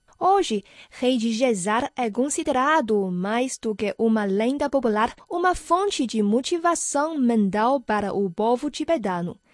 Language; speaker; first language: Portuguese; non-native, fluent; Chinese